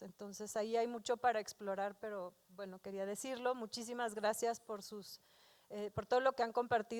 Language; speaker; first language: Spanish; native; Spanish